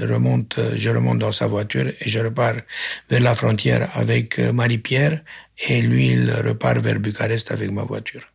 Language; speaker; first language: French; non-native, fluent; Romanian